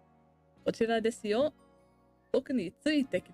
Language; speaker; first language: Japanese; non-native, learner; English